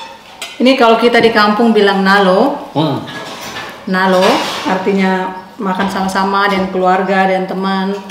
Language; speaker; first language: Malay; non-native, local second language; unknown